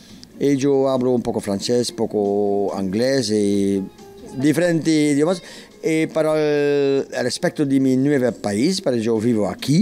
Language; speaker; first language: Spanish; non-native, learner; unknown